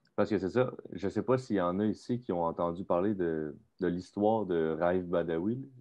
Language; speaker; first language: French; native; French